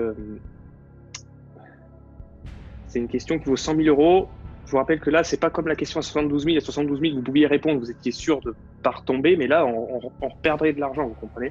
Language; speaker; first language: French; native; French